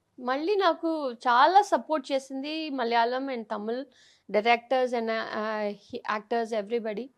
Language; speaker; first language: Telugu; non-native, local second language; Tamil